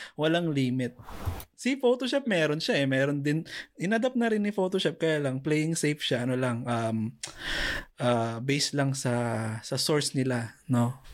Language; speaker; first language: Filipino; non-native, local second language; Pangasinan